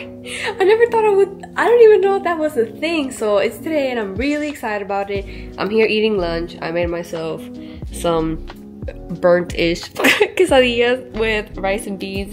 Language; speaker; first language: English; early bilingual, other home language; Spanish